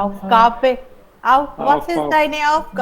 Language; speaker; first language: German; non-native, learner; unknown